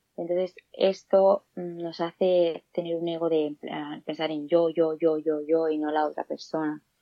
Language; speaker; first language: Spanish; native; Spanish